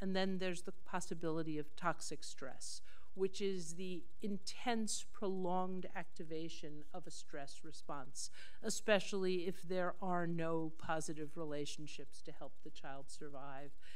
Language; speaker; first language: English; native; English